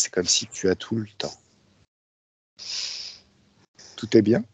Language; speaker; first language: French; native; French